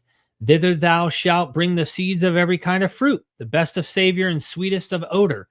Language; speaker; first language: English; native; English